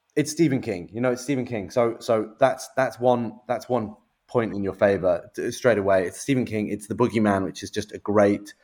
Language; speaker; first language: English; native; English